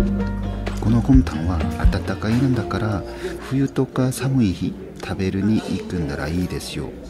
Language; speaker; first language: Japanese; non-native, learner; Korean